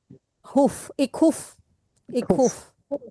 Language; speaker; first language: Dutch; non-native, fluent; Indonesian